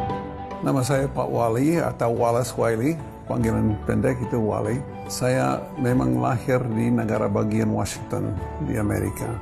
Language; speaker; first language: Indonesian; non-native, fluent; English